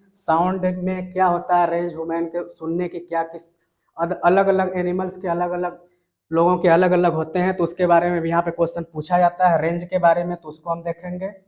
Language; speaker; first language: Hindi; native; Hindi